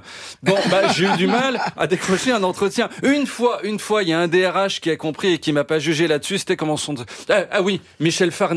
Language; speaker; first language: French; native; French